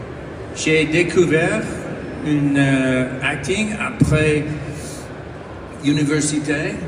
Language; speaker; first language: French; non-native, learner; English